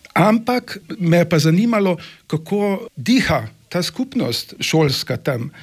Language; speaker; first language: Slovenian; native; Slovenian